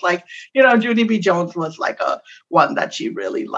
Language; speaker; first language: English; non-native, local second language; Urdu